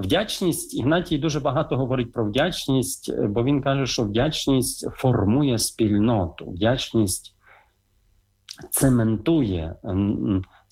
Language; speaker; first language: Ukrainian; native; Ukrainian